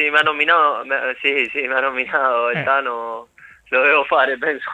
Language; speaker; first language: Italian; non-native, learner; Spanish